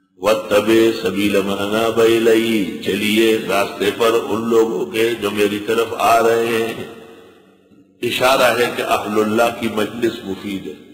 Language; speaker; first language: Urdu; non-native, local second language; Pashto